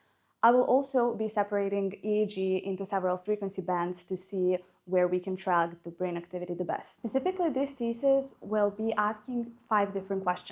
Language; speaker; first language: English; non-native, fluent; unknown